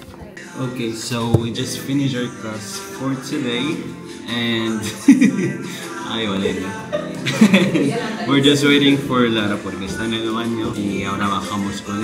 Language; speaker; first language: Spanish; non-native, fluent; Filipino